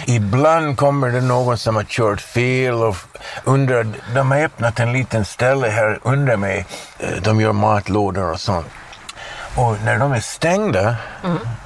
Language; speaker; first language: Swedish; non-native, fluent; English